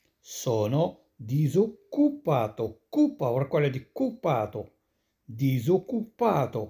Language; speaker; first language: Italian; non-native, fluent; Arabic